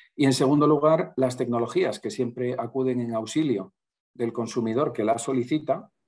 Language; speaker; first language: Spanish; native; Spanish